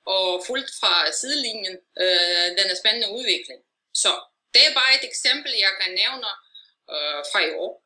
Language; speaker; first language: Danish; non-native, fluent; Russian